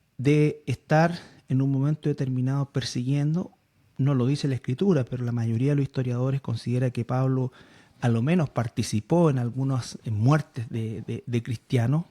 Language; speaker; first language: Spanish; native; Spanish